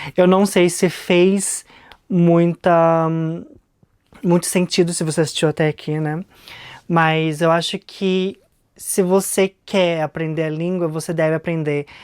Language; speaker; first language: Portuguese; early bilingual, heritage; Portuguese